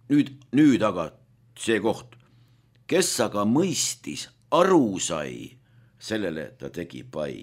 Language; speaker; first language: Estonian; native; Estonian